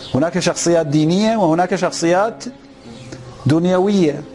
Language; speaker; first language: Arabic; non-native, fluent; Persian